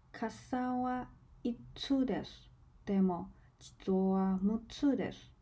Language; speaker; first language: Japanese; non-native, learner; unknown